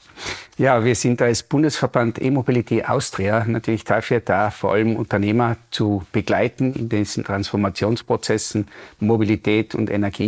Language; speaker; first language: German; native; German